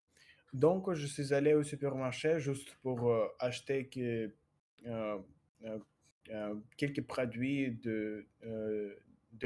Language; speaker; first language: French; non-native, learner; Russian